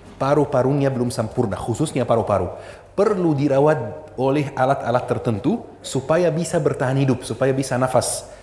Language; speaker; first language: Indonesian; non-native, fluent; Arabic